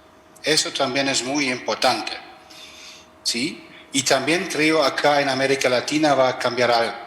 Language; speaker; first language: Spanish; non-native, fluent; German